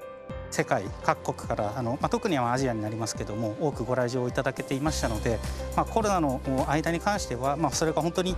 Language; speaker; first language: Japanese; native; Japanese